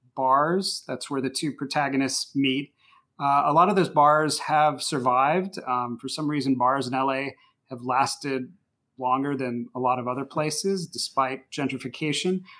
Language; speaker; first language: English; native; English